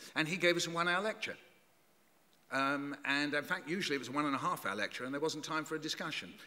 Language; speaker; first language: English; native; English